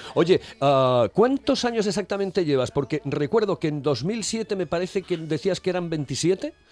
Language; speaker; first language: Spanish; native; Spanish